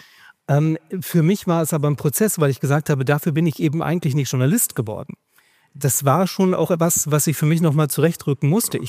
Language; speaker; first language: German; native; German